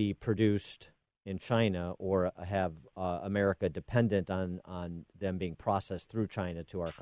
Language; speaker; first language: English; native; English